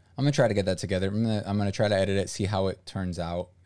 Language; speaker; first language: English; non-native, fluent; Portuguese